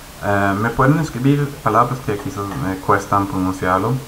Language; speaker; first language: Spanish; non-native, fluent; Swedish